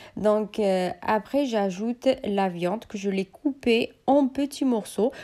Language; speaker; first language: French; non-native, local second language; Arabic